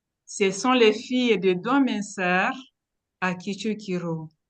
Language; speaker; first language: French; non-native, local second language; Kinyarwanda